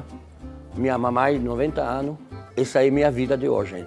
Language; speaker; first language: Portuguese; non-native, fluent; French